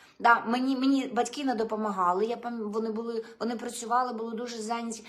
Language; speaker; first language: Ukrainian; non-native, local second language; Russian